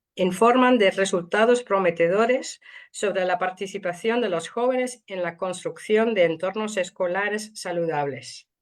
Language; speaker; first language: Spanish; non-native, fluent; Dutch